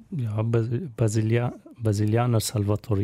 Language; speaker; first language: German; non-native, fluent; Arabic